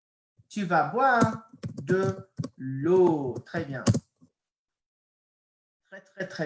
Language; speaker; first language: French; non-native, fluent; English